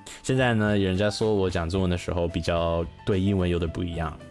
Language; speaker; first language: Chinese; non-native, learner; English